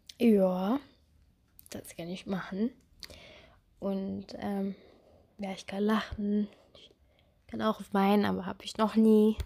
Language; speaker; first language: German; non-native, fluent; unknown